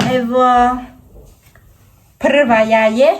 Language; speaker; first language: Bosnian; non-native, learner; Chinese